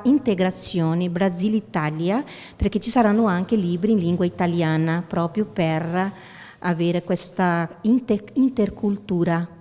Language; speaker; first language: Italian; non-native, fluent; Portuguese